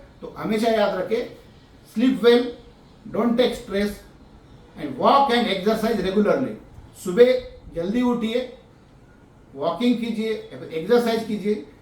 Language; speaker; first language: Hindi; non-native, local second language; Marathi